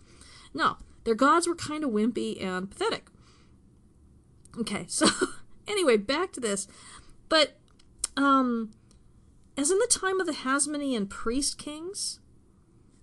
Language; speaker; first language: English; native; English